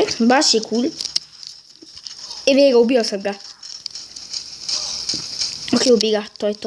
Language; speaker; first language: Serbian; early bilingual, heritage; Serbian